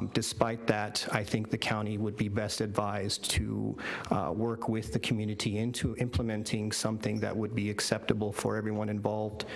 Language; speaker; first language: English; native; English